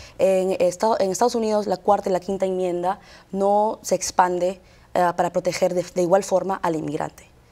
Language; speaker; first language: Spanish; early bilingual, heritage; Spanish